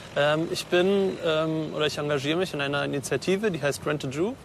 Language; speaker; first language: German; native; German